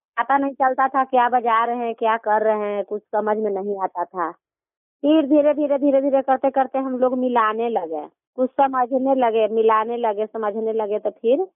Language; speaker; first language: Hindi; native; Hindi